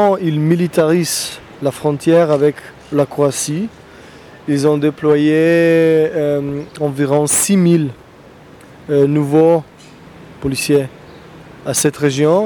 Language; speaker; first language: French; non-native, fluent; Slovenian